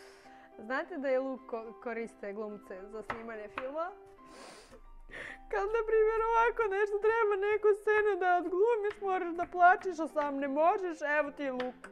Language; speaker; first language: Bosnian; non-native, learner; Russian